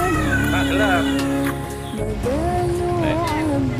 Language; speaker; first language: Indonesian; native; Indonesian